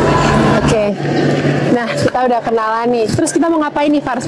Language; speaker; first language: Indonesian; native; Indonesian